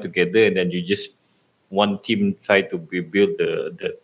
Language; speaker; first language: English; non-native, local second language; Malay